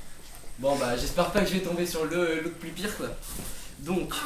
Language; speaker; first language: French; native; French